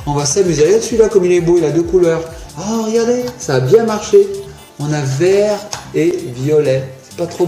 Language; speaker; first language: French; native; French